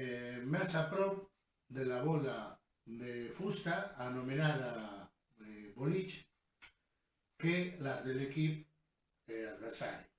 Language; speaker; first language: Catalan; non-native, learner; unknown